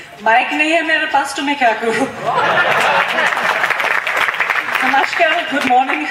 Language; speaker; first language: Hindi; non-native, fluent; German